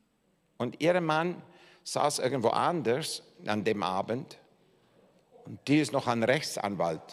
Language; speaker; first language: German; non-native, fluent; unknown